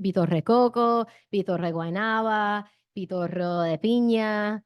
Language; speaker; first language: Spanish; non-native, fluent; English